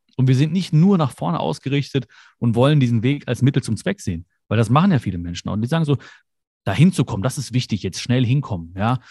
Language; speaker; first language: German; early bilingual, other home language; Malayalam